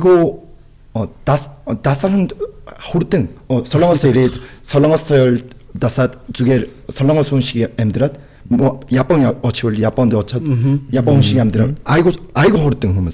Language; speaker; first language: Mongolian; non-native, fluent; Korean